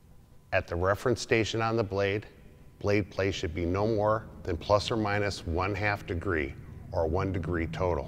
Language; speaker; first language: English; native; English